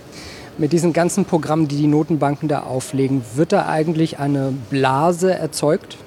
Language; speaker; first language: German; native; German